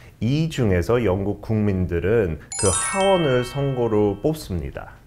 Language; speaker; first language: Korean; non-native, fluent; English